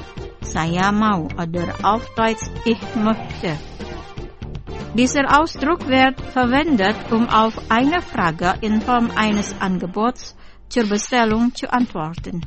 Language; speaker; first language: German; non-native, fluent; Indonesian